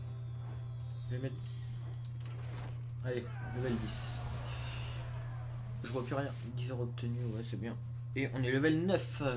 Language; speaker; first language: French; native; French